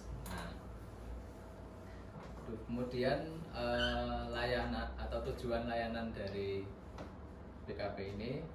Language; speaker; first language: Indonesian; native; Indonesian